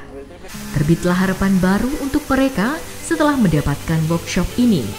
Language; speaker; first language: Indonesian; native; Indonesian